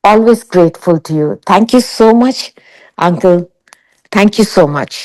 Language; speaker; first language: English; non-native, local second language; Punjabi